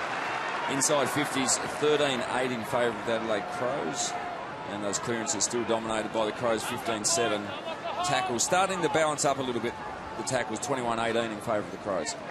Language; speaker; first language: English; native; English